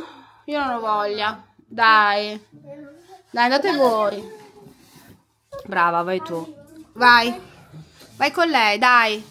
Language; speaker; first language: Italian; native; Italian